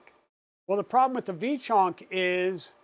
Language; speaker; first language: English; native; English